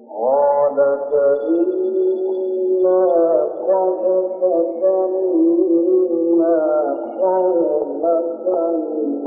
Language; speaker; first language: Arabic; native; Arabic